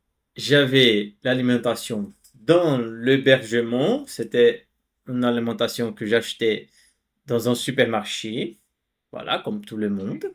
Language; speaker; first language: French; non-native, fluent; Portuguese